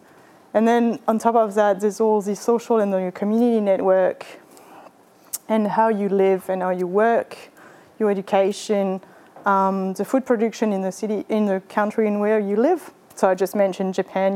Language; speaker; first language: English; non-native, fluent; French